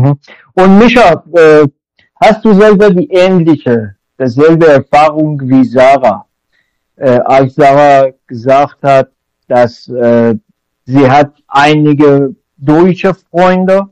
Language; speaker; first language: German; non-native, learner; Persian